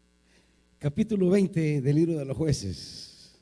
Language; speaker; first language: Spanish; native; Spanish